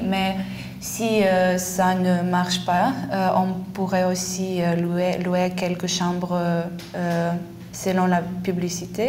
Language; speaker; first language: French; non-native, fluent; Lithuanian